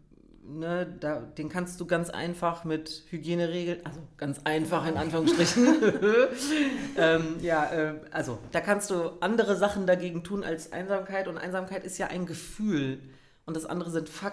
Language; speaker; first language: German; native; German